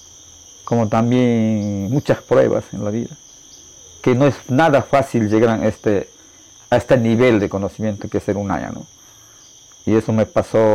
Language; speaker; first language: Spanish; non-native, local second language; Shipibo-Conibo